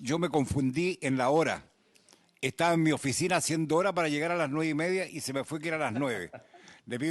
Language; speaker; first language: Spanish; native; Spanish